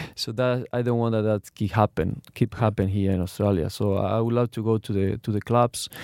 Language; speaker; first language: English; non-native, learner; Spanish